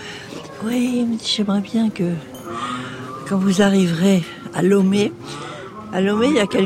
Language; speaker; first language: French; native; French